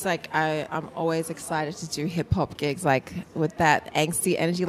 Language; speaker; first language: English; native; English